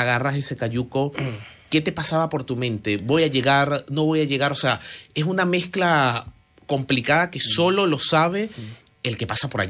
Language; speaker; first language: Spanish; native; Spanish